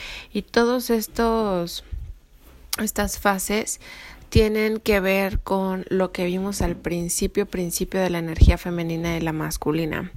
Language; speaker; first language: Spanish; native; Spanish